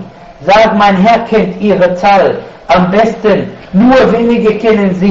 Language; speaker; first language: German; non-native, fluent; Arabic